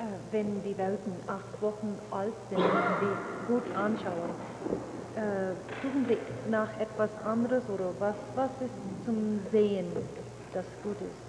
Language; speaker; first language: German; non-native, fluent; English